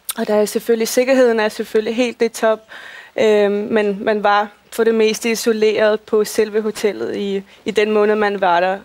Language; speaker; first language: Danish; early bilingual, other home language; Russian